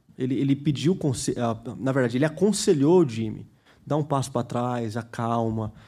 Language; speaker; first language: Portuguese; early bilingual, heritage; Portuguese